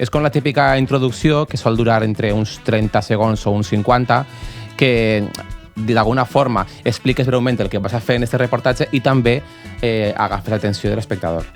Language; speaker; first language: Catalan; native; Catalan